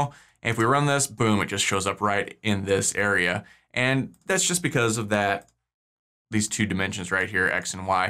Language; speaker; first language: English; native; English